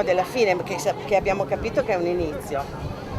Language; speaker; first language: Italian; native; Italian